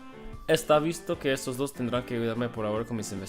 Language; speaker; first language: Spanish; non-native, fluent; English